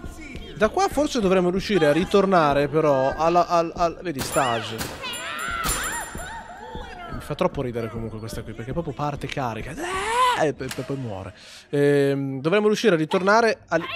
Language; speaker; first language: Italian; native; Italian